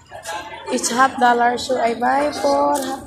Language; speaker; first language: English; non-native, local second language; Cebuano